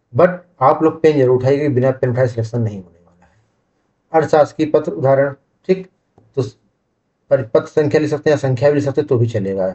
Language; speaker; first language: Hindi; native; Hindi